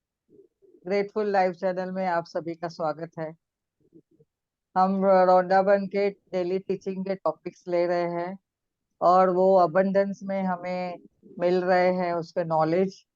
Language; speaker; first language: Hindi; native; Hindi